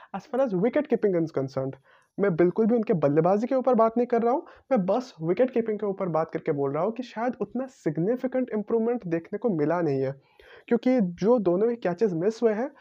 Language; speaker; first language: Hindi; non-native, local second language; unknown